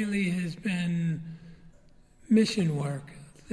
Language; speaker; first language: English; native; English